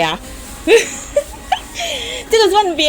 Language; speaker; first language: Chinese; non-native, learner; Indonesian